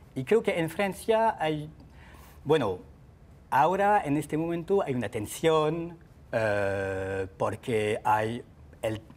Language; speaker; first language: Spanish; non-native, fluent; French